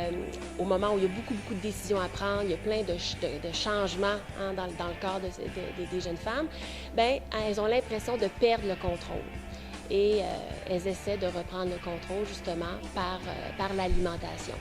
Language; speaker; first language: French; native; French